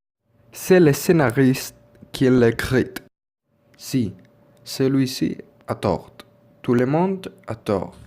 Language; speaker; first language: French; non-native, learner; Spanish